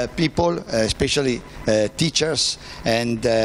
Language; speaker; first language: English; non-native, fluent; Italian